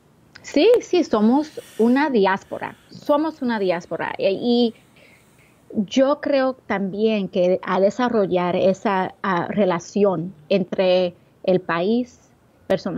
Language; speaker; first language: Spanish; early bilingual, heritage; Spanish